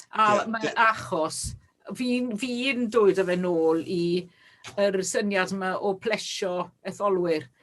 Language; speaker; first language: Welsh; native; Welsh